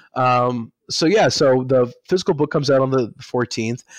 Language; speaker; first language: English; native; English